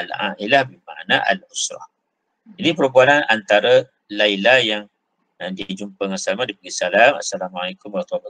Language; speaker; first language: Malay; native; Malay